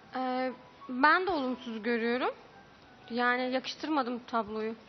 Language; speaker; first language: Turkish; native; Turkish